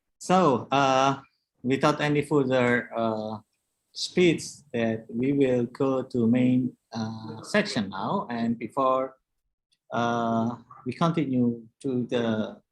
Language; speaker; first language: English; non-native, learner; Indonesian